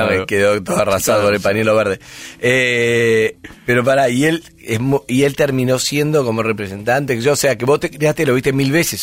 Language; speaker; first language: Spanish; native; Spanish